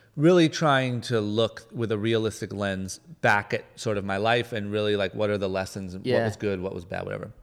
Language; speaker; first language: English; native; English